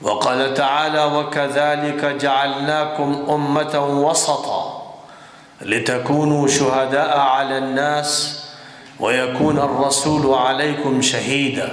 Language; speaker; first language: Arabic; non-native, fluent; Urdu